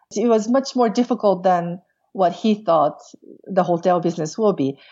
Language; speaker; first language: English; non-native, fluent; Portuguese